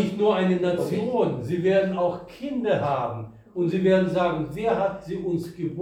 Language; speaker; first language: German; non-native, fluent; Russian